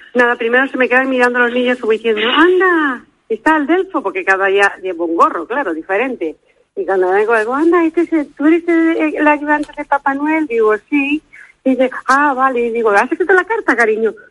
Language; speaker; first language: Spanish; native; Spanish